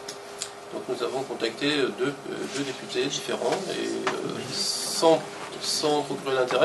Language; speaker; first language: French; native; French